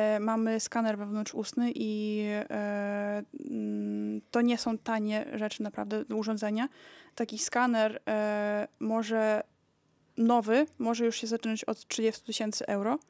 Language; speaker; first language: Polish; early bilingual, heritage; Polish